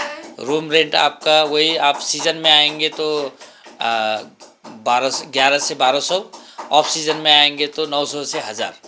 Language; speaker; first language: Hindi; non-native, local second language; Nepali